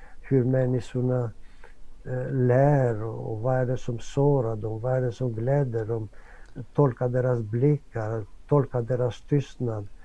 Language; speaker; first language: Swedish; non-native, fluent; Greek